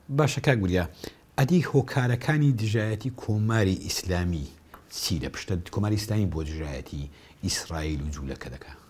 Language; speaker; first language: Central Kurdish; native; Central Kurdish